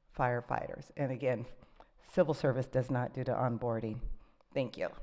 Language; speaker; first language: English; native; English